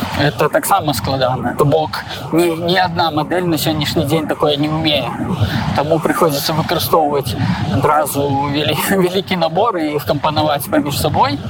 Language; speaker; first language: Belarusian; non-native, local second language; Russian